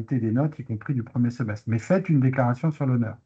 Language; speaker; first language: French; native; French